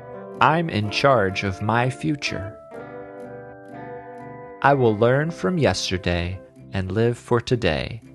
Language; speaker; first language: English; native; English